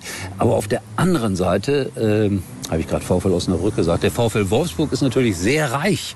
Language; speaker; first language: German; native; German